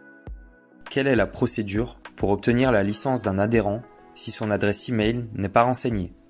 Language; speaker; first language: French; native; French